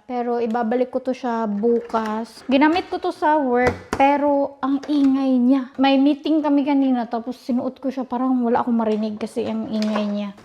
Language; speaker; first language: Filipino; non-native, local second language; Cebuano